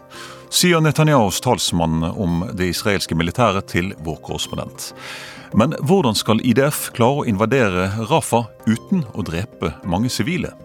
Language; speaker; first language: Norwegian; native; Norwegian